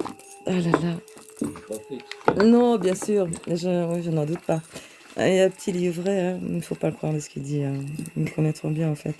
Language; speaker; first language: French; native; French